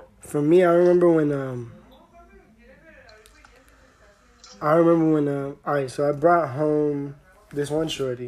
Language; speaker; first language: English; early bilingual, other home language; Spanish